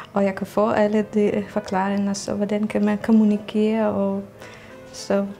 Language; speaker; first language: Danish; non-native, learner; Russian